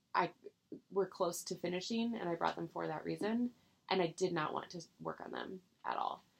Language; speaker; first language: English; native; English